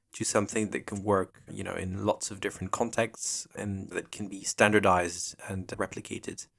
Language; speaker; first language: English; non-native, fluent; French